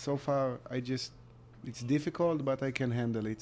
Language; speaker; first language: English; non-native, learner; Hebrew